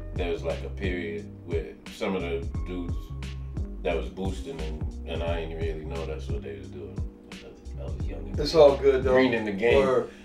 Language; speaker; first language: English; native; English